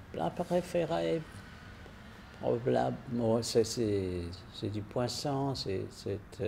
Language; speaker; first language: French; non-native, fluent; English